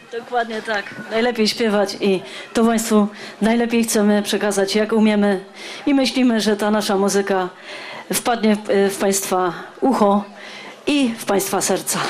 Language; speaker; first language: Polish; native; Polish